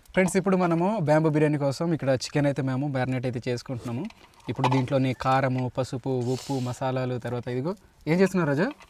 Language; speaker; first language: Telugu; native; Telugu